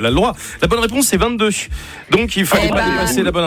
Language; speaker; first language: French; native; French